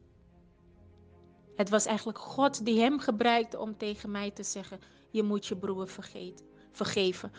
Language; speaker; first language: Dutch; non-native, fluent; Portuguese